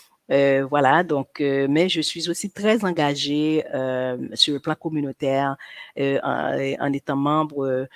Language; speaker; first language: French; non-native, local second language; Haitian Creole